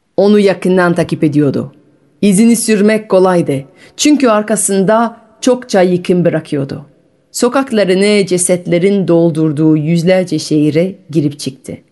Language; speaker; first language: Turkish; non-native, fluent; French